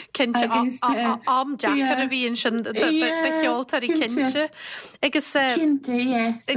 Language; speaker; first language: Irish; native; Irish